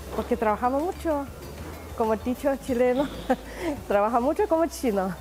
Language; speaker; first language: Spanish; non-native, learner; Chinese